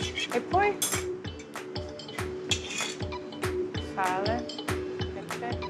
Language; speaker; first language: Italian; non-native, learner; English